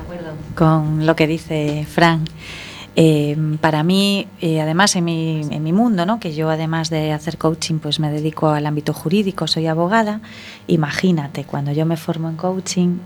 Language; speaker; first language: Spanish; native; Spanish